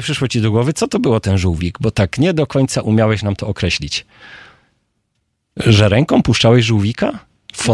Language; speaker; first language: Polish; native; Polish